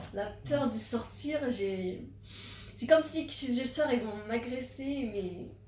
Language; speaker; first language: French; non-native, local second language; Arabic